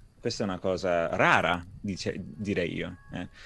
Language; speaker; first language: Italian; non-native, learner; English